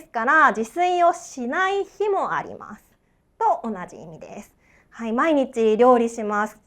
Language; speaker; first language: Japanese; non-native, fluent; Chinese